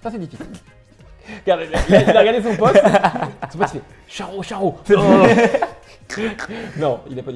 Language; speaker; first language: French; native; French